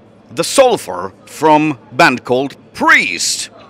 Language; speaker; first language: English; non-native, fluent; Finnish